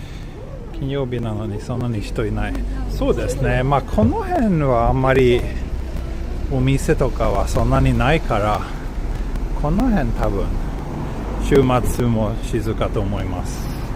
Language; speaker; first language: Japanese; non-native, learner; Swedish